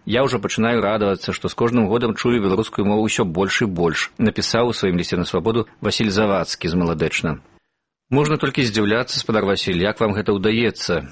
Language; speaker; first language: Belarusian; native; Belarusian